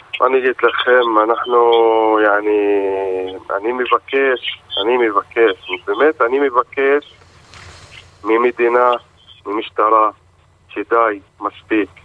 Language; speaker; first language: Hebrew; non-native, local second language; Arabic